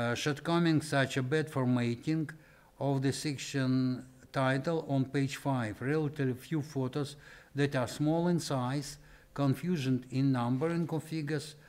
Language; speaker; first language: English; non-native, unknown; Russian